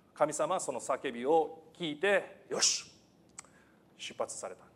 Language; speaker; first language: Japanese; non-native, fluent; English